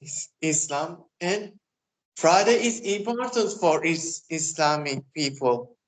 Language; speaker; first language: English; non-native, learner; Turkish